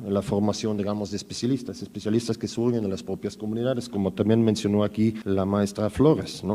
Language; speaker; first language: Spanish; native; Spanish